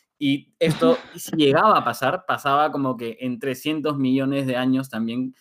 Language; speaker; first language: Spanish; native; Spanish